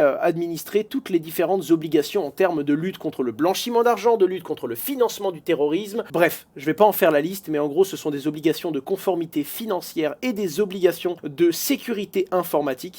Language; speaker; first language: French; native; French